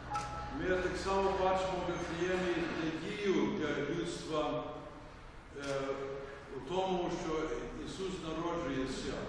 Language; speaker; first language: Ukrainian; early bilingual, heritage; Ukrainian